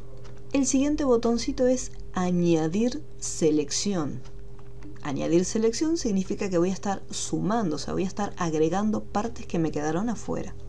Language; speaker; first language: Spanish; native; Spanish